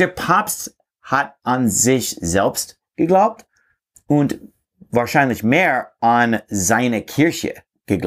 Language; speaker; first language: German; non-native, fluent; English